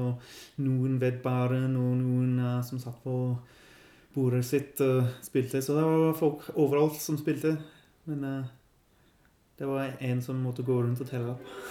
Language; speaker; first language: Norwegian; non-native, learner; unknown